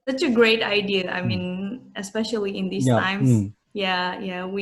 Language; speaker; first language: English; non-native, fluent; Indonesian